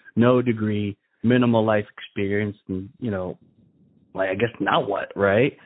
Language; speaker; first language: English; native; English